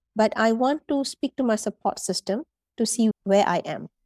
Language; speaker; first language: English; non-native, local second language; Tamil